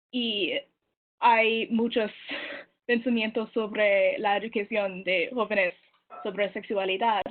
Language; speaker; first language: Spanish; non-native, learner; English